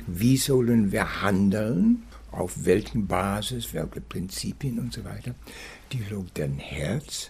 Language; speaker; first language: German; non-native, fluent; English